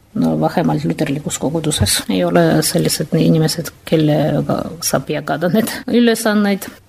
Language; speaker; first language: Estonian; non-native, fluent; Russian